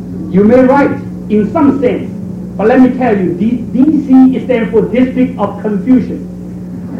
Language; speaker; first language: English; non-native, fluent; Chinese